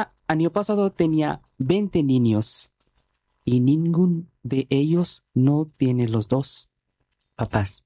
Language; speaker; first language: Spanish; non-native, learner; Bangla